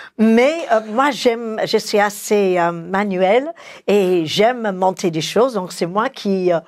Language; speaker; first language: French; non-native, fluent; English